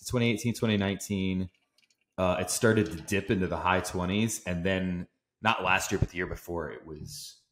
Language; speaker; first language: English; native; English